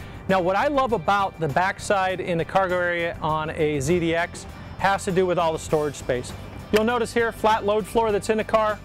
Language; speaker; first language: English; native; English